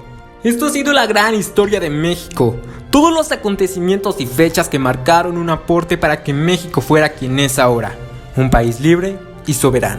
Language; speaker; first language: Spanish; native; Spanish